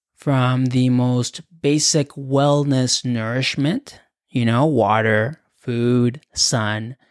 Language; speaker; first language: English; early bilingual, other home language; Spanish